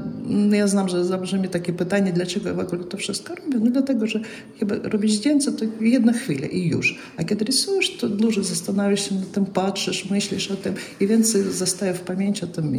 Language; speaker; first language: Polish; non-native, fluent; Russian